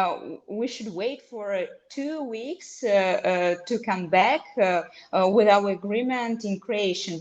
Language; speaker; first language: English; non-native, fluent; Russian